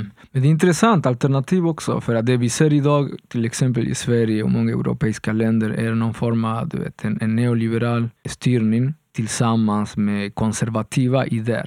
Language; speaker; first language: Swedish; non-native, fluent; Spanish